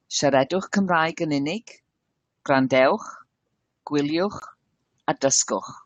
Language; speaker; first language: Welsh; non-native, learner; English